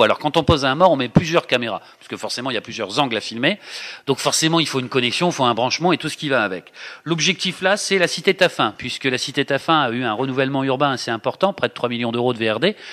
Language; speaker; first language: French; native; French